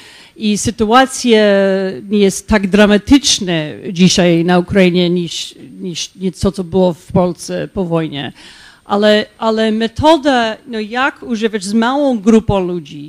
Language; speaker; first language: Polish; non-native, fluent; English